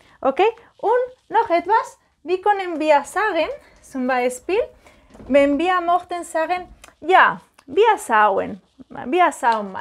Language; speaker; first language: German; non-native, learner; Spanish